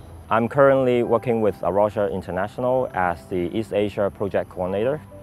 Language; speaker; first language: English; non-native, local second language; Cantonese